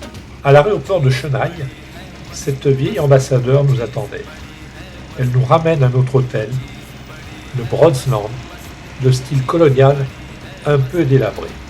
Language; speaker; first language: French; native; French